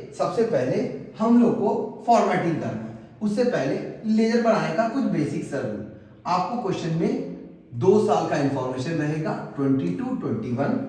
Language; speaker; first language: Hindi; non-native, local second language; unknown